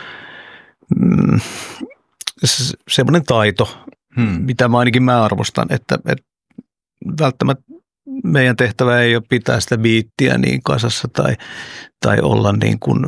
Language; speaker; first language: Finnish; early bilingual, other home language; Oromo